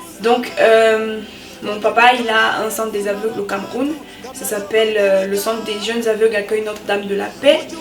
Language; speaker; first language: French; native; French